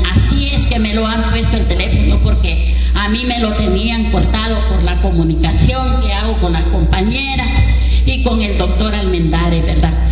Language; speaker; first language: Spanish; native; Spanish